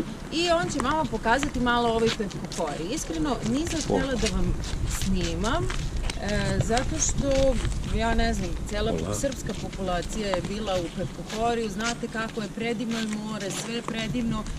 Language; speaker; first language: Bosnian; native; Bosnian